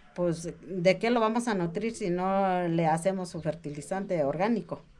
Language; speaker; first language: Spanish; non-native, local second language; Mixtepec Mixtec